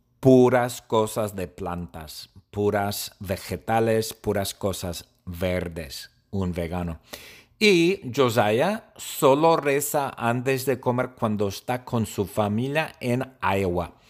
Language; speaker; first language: Spanish; non-native, learner; English